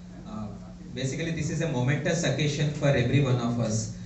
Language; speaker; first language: English; non-native, local second language; Telugu